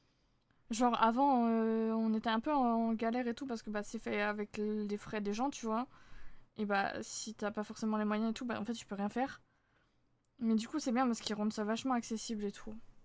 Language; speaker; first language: French; native; French